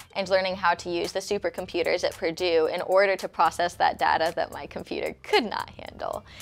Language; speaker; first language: English; native; English